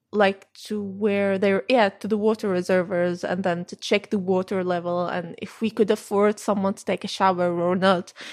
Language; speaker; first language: English; non-native, fluent; Arabic